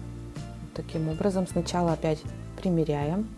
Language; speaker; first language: Russian; native; Russian